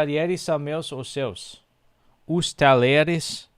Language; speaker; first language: Portuguese; non-native, learner; English